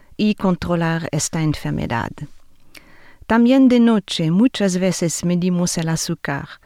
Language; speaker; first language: Spanish; non-native, fluent; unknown